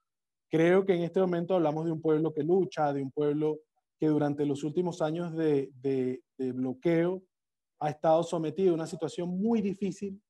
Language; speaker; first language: Spanish; native; Spanish